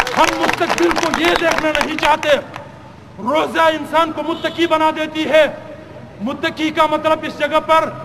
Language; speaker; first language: Urdu; non-native, local second language; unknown